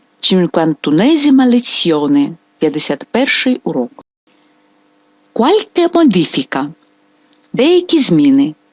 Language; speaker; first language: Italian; non-native, fluent; Ukrainian